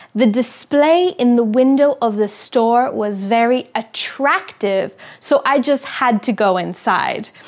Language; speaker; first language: English; native; English